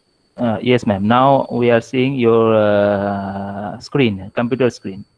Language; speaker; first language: English; non-native, local second language; Bangla